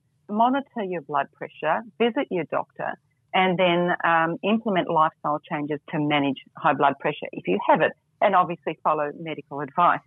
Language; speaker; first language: English; native; English